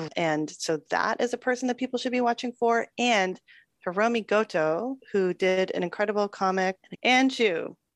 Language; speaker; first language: English; native; English